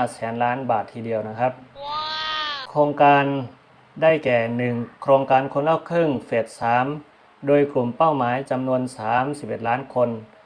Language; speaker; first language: Thai; non-native, local second language; Shan